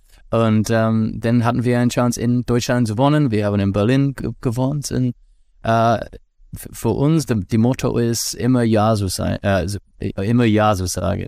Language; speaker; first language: German; non-native, learner; English